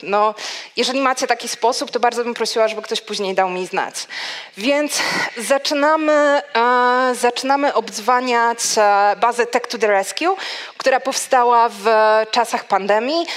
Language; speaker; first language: Polish; native; Polish